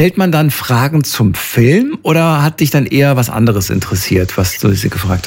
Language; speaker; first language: German; native; German